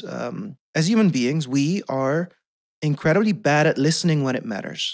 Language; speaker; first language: English; non-native, fluent; Dutch